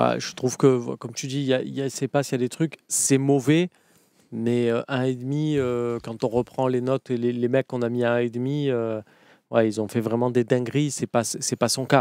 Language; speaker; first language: French; native; French